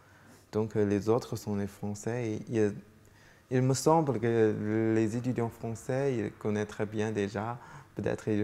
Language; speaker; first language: French; non-native, fluent; Chinese